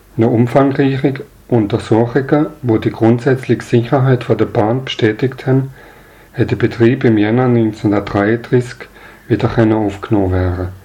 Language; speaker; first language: German; native; German